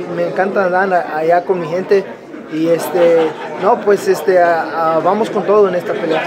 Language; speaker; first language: Spanish; early bilingual, other home language; English